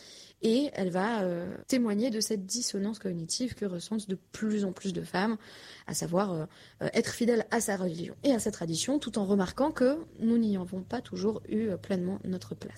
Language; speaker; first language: French; native; French